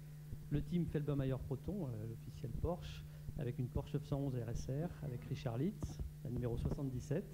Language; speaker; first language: French; native; French